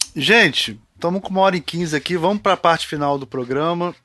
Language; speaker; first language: Portuguese; native; Portuguese